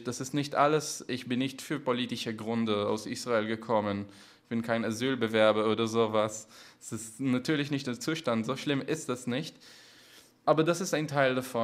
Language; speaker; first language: German; non-native, fluent; Hebrew